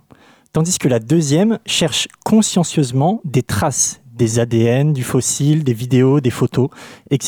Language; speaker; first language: French; native; French